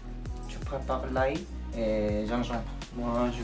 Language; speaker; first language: French; non-native, learner; Korean